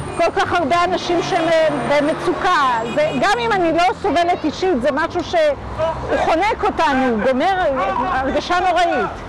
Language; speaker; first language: Hebrew; native; Hebrew